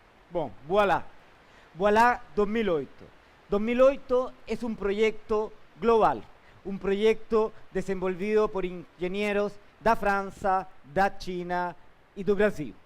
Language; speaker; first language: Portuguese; non-native, learner; Spanish